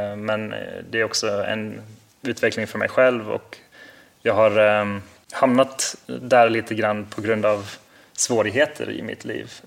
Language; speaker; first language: Swedish; early bilingual, heritage; Swedish